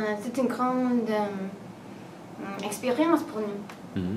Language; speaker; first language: French; non-native, learner; English